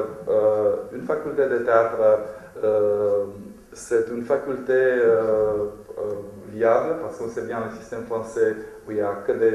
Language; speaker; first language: French; non-native, fluent; Romanian